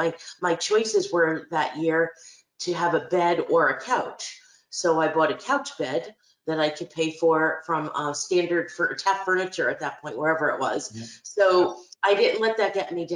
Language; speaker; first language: English; native; English